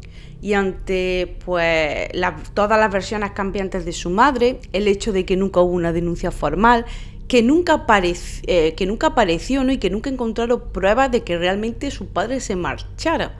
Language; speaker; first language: Spanish; native; Spanish